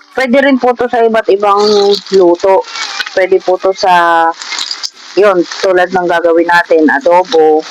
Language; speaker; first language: Filipino; non-native, local second language; Iloko